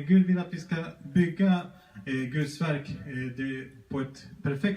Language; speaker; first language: Swedish; early bilingual, other home language; Spanish